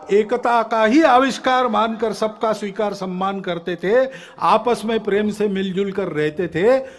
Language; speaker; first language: Hindi; non-native, local second language; Marathi